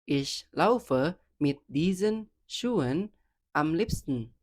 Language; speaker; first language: German; non-native, fluent; Indonesian